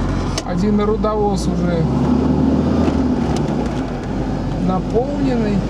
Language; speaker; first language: Russian; native; Russian